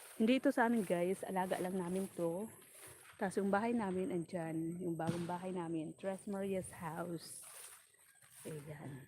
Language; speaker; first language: Filipino; non-native, local second language; Bikol